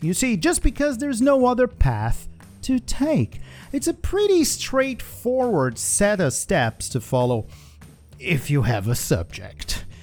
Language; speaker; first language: English; non-native, fluent; Portuguese